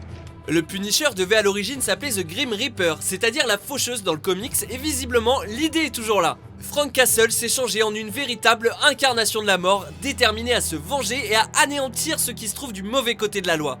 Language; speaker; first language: French; native; French